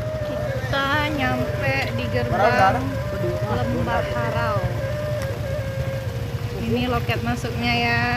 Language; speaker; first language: Indonesian; native; Indonesian